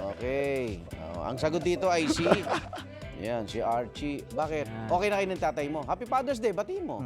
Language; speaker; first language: Filipino; native; Filipino